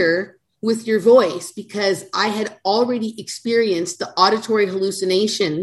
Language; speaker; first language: English; native; English